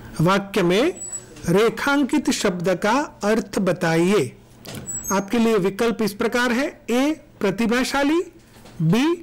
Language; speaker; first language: Hindi; non-native, local second language; Gujarati